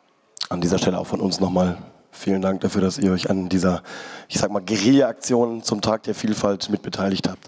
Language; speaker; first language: German; native; German